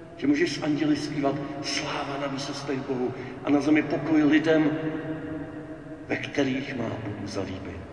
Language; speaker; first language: Czech; native; Czech